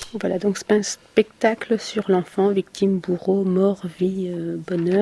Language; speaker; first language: French; native; French